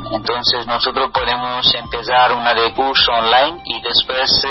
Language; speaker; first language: Spanish; non-native, learner; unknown